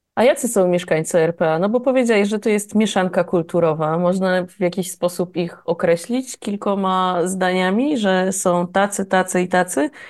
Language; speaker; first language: Polish; native; Polish